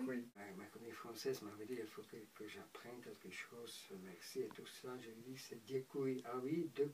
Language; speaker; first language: French; non-native, learner; Czech